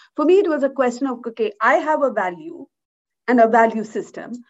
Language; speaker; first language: English; non-native, local second language; Malayalam